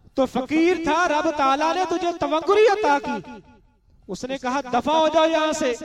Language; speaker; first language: Urdu; non-native, local second language; Punjabi